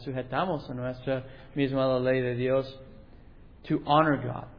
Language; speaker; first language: Spanish; non-native, learner; English